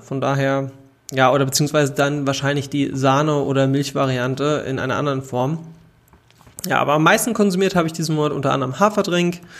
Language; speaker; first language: German; native; German